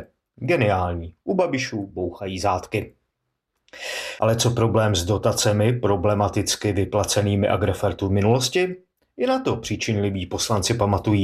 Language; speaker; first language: Czech; native; Czech